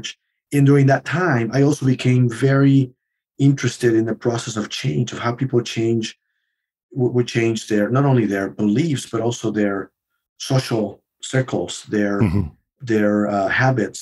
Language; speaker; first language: English; non-native, fluent; Spanish